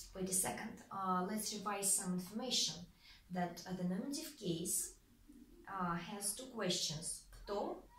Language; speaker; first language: English; non-native, fluent; Russian